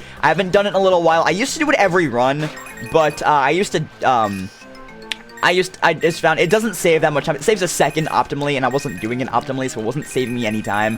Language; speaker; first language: English; native; English